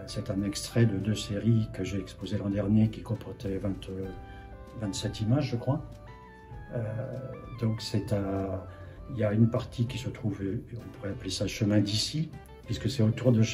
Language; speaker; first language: French; native; French